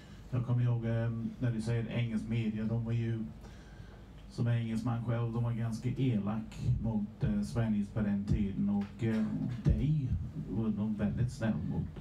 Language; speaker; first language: Swedish; non-native, learner; English